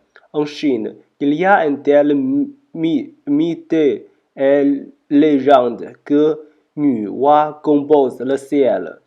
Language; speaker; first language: French; non-native, learner; Chinese